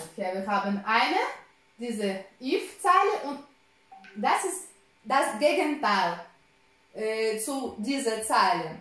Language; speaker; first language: German; non-native, fluent; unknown